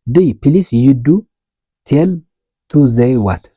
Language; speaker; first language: English; non-native, local second language; Amharic